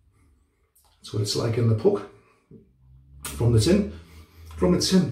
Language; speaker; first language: English; native; English